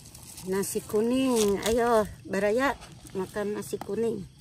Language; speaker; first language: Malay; non-native, local second language; Sundanese